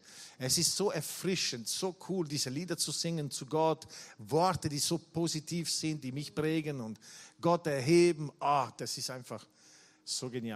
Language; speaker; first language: German; non-native, fluent; Italian